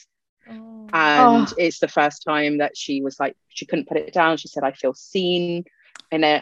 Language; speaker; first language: English; non-native, local second language; Punjabi